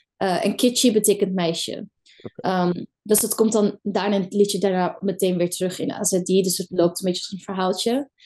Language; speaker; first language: Dutch; early bilingual, other home language; Kurdish